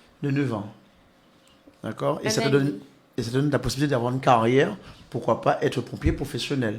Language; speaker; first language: French; native; French